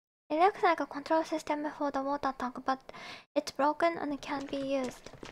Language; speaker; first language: English; non-native, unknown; Japanese